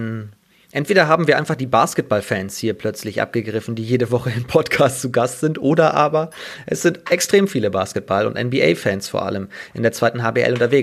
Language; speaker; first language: German; native; German